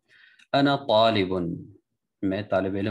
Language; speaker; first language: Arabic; non-native, fluent; Urdu